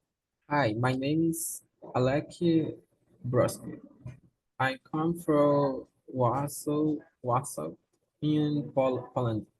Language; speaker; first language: English; non-native, learner; Portuguese